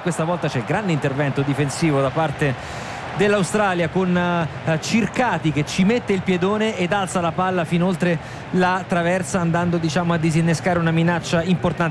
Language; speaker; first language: Italian; native; Italian